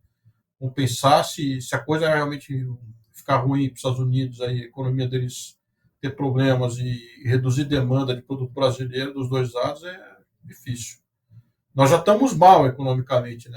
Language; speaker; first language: Portuguese; native; Portuguese